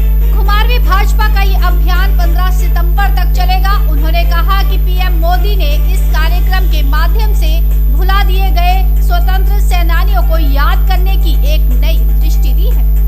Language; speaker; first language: Hindi; native; Hindi